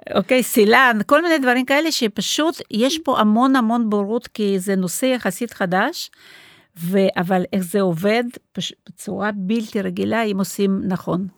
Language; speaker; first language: Hebrew; non-native, fluent; Russian